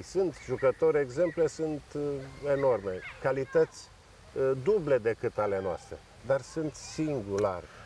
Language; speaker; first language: Romanian; native; Romanian